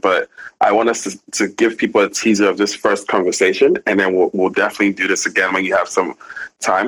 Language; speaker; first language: English; non-native, local second language; Igbo